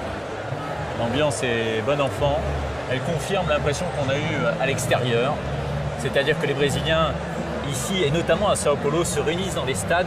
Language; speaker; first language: French; native; French